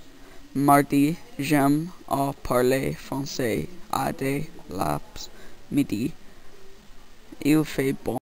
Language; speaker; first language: French; non-native, learner; English